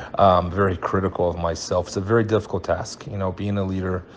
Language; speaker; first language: English; early bilingual, other home language; Portuguese